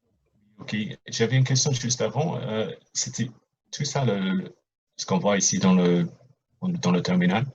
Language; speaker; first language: French; non-native, fluent; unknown